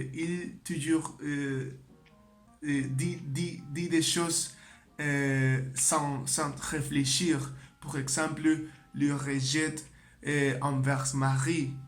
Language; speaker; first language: French; non-native, learner; Spanish